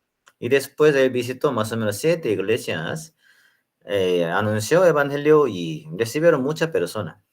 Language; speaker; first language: Spanish; non-native, learner; Korean